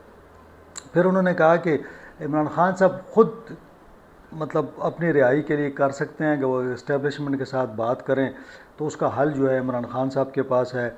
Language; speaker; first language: Urdu; native; Urdu